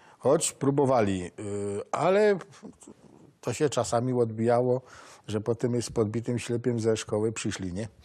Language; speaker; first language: Polish; native; Polish